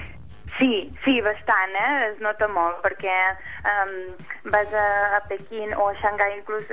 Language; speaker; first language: Catalan; native; Catalan